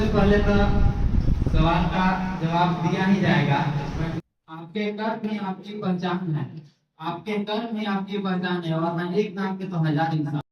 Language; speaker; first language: Hindi; native; Hindi